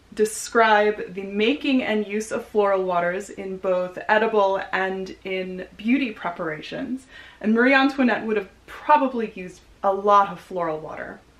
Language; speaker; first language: English; native; English